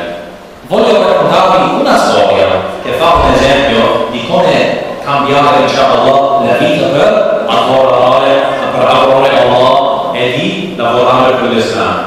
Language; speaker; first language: Italian; non-native, learner; English